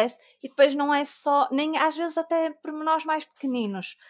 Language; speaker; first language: Portuguese; native; Portuguese